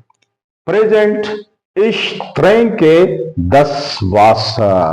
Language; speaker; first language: German; non-native, fluent; Urdu